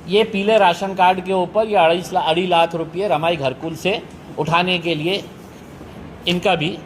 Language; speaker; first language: Hindi; non-native, local second language; Marathi